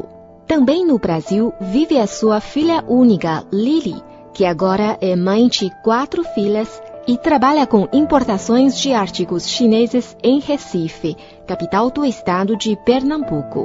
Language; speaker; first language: Portuguese; non-native, fluent; Chinese